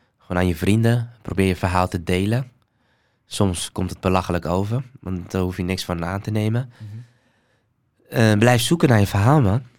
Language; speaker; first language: Dutch; early bilingual, other home language; Somali